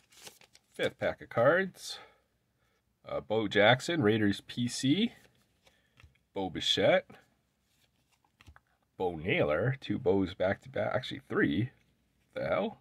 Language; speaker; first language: English; native; English